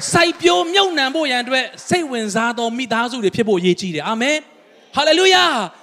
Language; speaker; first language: Burmese; non-native, local second language; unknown